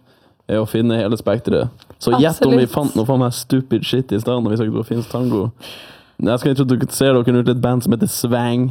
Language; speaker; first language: Norwegian; native; Norwegian